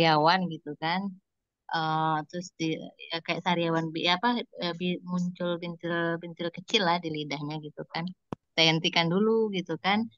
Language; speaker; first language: Malay; native; Malay